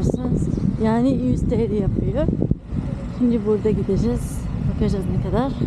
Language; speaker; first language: Turkish; non-native, learner; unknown